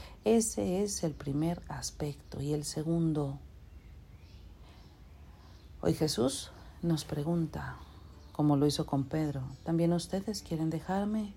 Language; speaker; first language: Spanish; native; Spanish